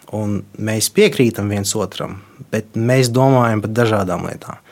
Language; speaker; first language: Latvian; non-native, local second language; Russian